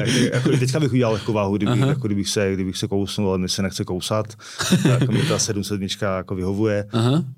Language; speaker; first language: Czech; native; Czech